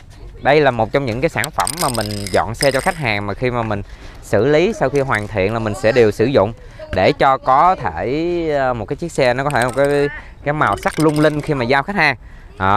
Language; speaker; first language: Vietnamese; native; Vietnamese